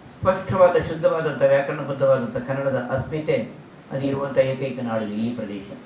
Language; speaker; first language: Kannada; non-native, local second language; Tulu